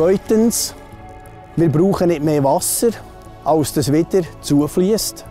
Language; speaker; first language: German; native; German